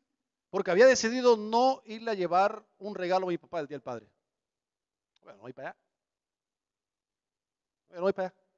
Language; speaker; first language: Spanish; native; Spanish